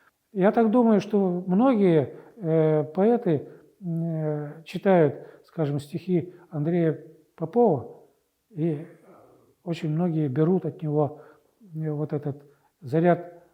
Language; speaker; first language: Russian; native; Russian